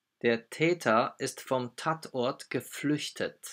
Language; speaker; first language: German; non-native, fluent; Polish